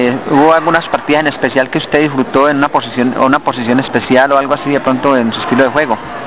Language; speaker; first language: Spanish; native; Spanish